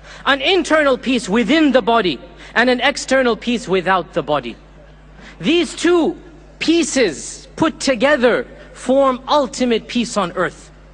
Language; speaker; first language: English; early bilingual, other home language; Urdu